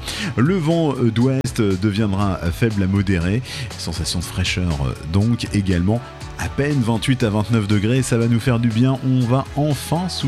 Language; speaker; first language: French; native; French